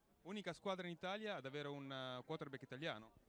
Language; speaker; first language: Italian; native; Italian